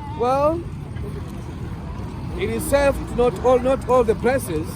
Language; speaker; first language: English; non-native, local second language; Swahili